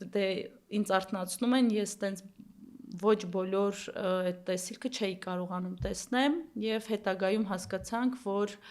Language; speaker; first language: Armenian; early bilingual, heritage; Armenian